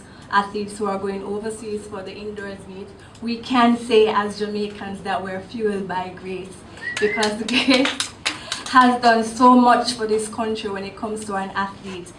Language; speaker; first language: English; non-native, local second language; Jamaican Creole English